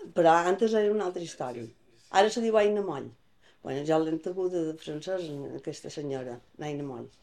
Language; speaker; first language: Catalan; native; Catalan